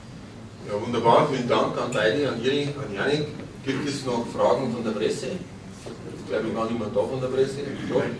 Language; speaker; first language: German; native; German